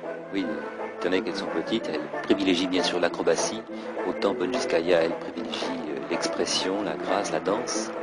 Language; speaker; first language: French; native; French